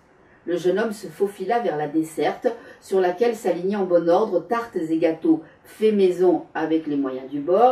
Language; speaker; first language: French; native; French